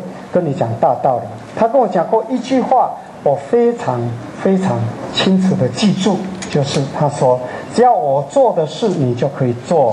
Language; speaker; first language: Chinese; non-native, local second language; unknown